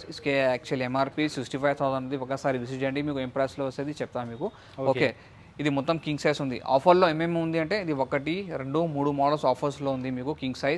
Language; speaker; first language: Telugu; non-native, local second language; Urdu